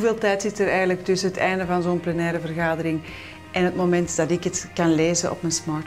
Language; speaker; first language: Dutch; native; Dutch